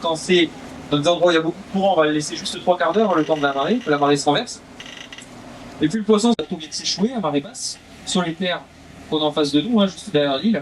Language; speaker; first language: French; native; French